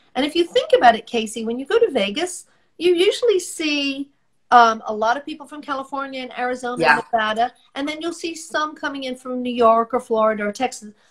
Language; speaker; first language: English; native; English